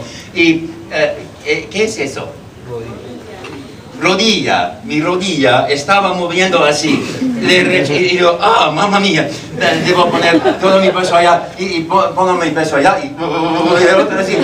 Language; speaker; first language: Spanish; non-native, fluent; English